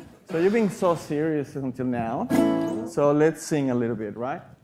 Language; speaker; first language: English; non-native, fluent; Spanish